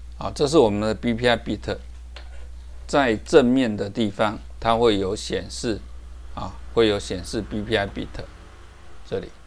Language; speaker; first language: Chinese; native; Chinese